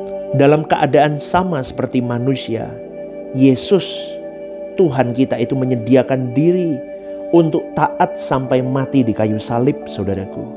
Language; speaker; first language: Indonesian; native; Indonesian